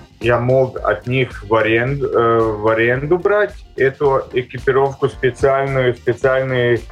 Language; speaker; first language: Russian; non-native, local second language; Latvian